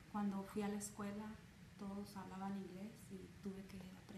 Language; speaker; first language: Spanish; early bilingual, other home language; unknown